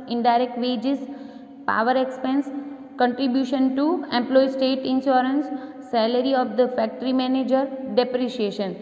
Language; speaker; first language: English; non-native, local second language; Gujarati